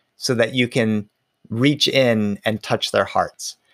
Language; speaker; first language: English; early bilingual, other home language; Spanish